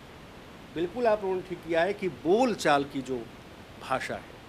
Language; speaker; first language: Hindi; native; Hindi